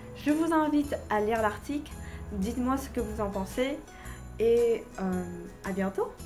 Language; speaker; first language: French; non-native, fluent; Vietnamese